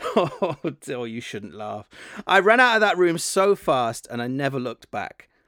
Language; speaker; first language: English; native; English